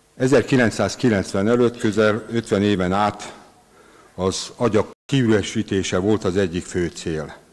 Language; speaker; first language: Hungarian; native; Hungarian